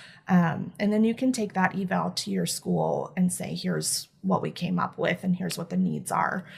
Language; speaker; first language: English; native; English